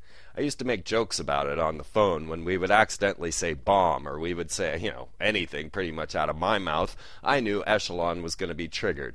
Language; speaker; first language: English; native; English